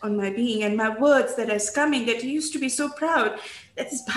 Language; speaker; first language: English; non-native, local second language; Bangla